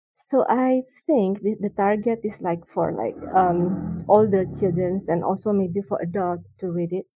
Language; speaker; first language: English; non-native, learner; Indonesian